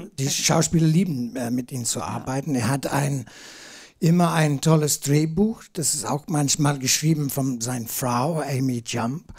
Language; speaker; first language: German; non-native, learner; English